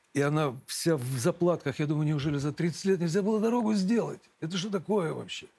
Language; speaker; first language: Russian; native; Russian